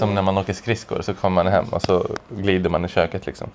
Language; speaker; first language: Swedish; native; Swedish